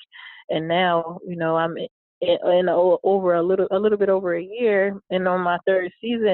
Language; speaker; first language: English; native; English